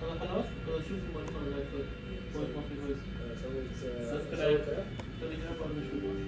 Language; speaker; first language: Arabic; non-native, learner; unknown